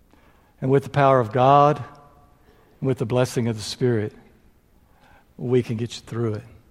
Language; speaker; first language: English; native; English